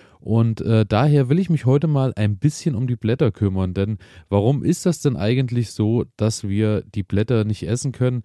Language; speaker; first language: German; native; German